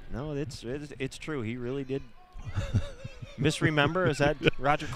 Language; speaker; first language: English; native; English